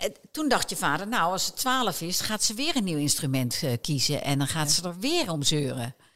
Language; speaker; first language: Dutch; native; Dutch